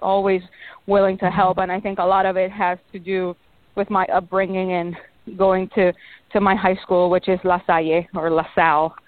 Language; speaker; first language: English; non-native, fluent; Spanish